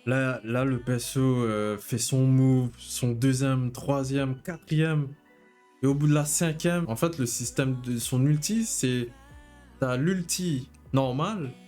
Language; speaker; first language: French; native; French